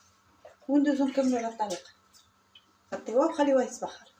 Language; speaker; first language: Arabic; native; Arabic